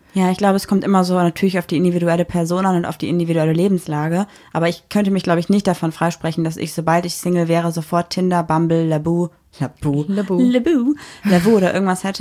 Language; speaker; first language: German; native; German